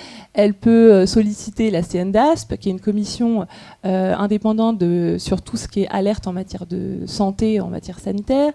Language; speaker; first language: French; native; French